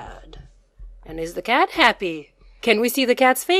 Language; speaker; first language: English; non-native, fluent; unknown